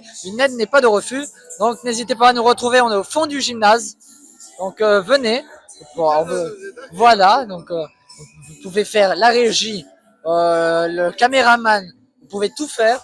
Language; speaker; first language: French; native; French